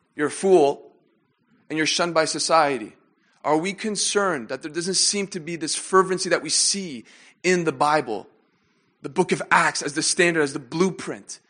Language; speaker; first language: English; native; English